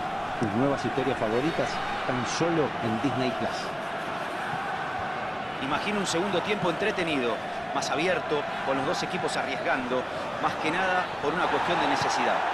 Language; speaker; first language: Spanish; native; Spanish